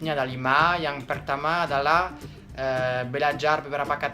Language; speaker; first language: Indonesian; non-native, fluent; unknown